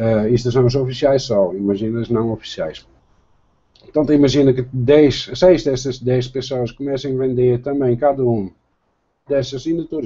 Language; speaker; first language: Portuguese; non-native, fluent; Dutch